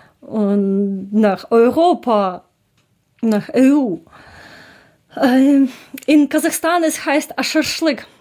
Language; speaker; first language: German; non-native, learner; Ukrainian